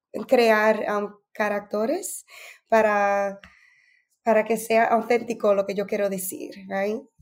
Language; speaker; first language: Spanish; early bilingual, heritage; Spanish